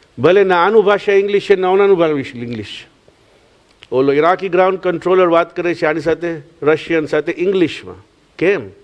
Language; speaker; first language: Gujarati; early bilingual, heritage; Gujarati